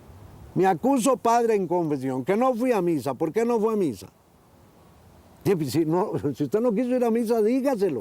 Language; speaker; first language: Spanish; native; Spanish